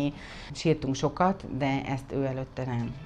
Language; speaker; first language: Hungarian; native; Hungarian